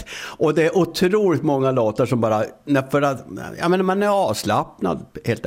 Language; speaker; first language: Swedish; native; Swedish